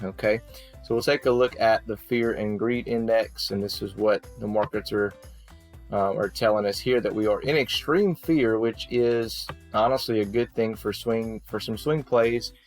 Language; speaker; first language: English; native; English